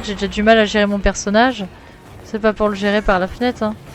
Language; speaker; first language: French; native; French